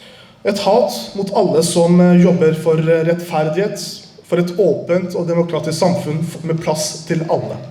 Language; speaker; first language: Norwegian; early bilingual, other home language; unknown